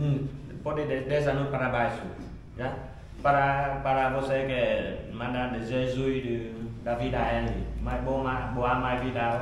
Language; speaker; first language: Portuguese; non-native, learner; Vietnamese